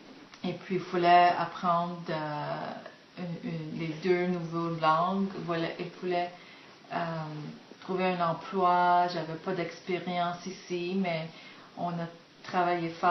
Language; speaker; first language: French; non-native, fluent; Greek